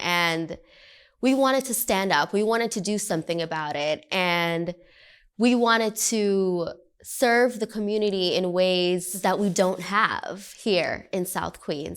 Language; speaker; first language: English; early bilingual, other home language; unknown